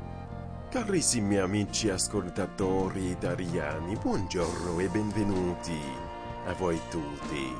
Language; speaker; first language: Italian; non-native, learner; Haitian Creole